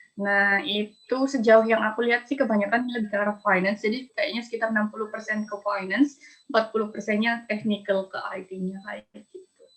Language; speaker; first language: Indonesian; native; Indonesian